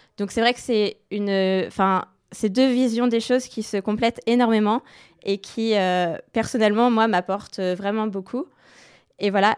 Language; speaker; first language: French; native; French